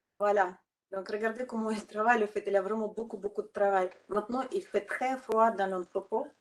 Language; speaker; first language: French; non-native, fluent; Ukrainian